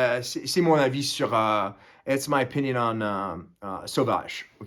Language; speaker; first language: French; non-native, fluent; English